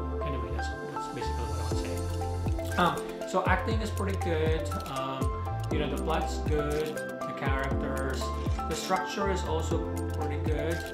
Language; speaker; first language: English; non-native, local second language; Filipino